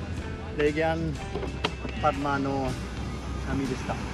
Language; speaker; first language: Japanese; non-native, learner; Indonesian